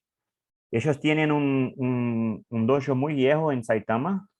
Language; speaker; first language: Spanish; non-native, learner; English